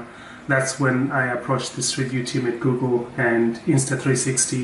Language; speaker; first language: English; non-native, local second language; Shona